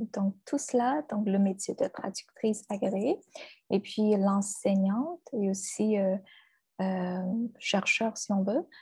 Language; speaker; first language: French; non-native, fluent; Chinese